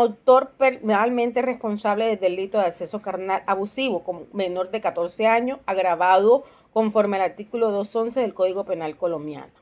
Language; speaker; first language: Spanish; native; Spanish